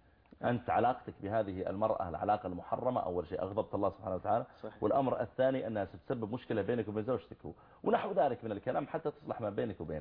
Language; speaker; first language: Arabic; native; Arabic